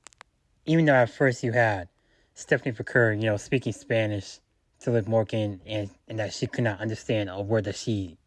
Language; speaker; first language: English; native; English